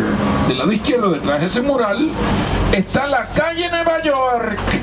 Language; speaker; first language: Spanish; native; Spanish